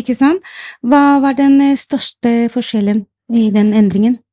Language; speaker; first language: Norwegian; non-native, fluent; Spanish